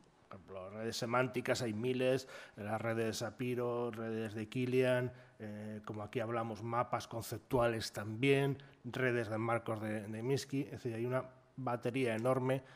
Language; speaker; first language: Spanish; native; Spanish